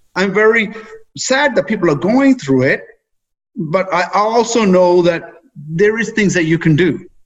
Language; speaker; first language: English; native; English